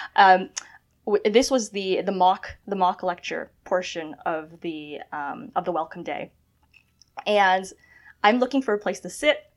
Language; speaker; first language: English; early bilingual, other home language; Chinese